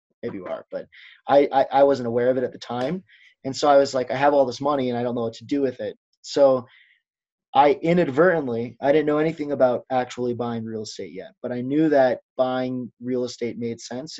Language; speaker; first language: English; native; English